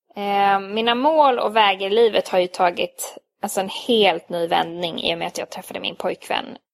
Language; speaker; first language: Swedish; early bilingual, other home language; Hungarian